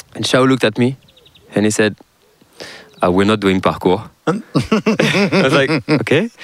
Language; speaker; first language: English; non-native, fluent; French